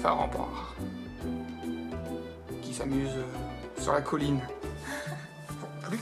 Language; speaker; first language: French; native; French